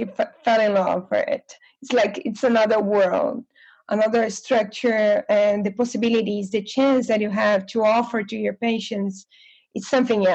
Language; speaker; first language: English; non-native, fluent; Portuguese